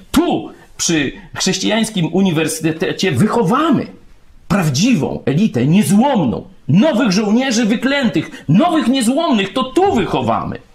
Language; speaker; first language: Polish; native; Polish